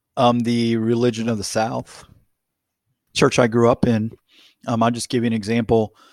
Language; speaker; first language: English; native; English